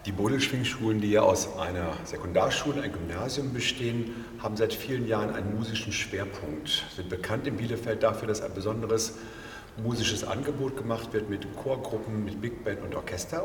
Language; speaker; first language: German; native; German